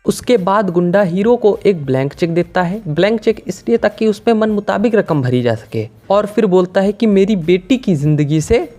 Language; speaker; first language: Hindi; native; Hindi